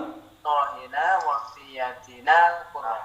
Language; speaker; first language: Arabic; non-native, learner; Indonesian